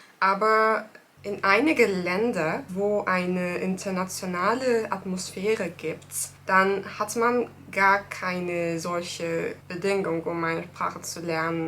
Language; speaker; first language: German; non-native, fluent; Turkish